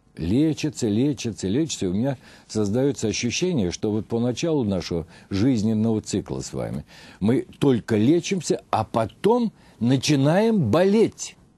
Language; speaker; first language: Russian; native; Russian